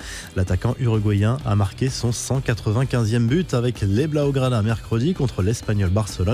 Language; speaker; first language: French; native; French